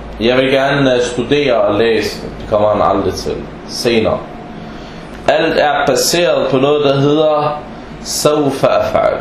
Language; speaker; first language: Danish; early bilingual, other home language; Arabic